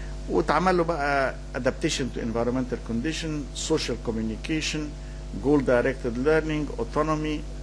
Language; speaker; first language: English; non-native, fluent; Arabic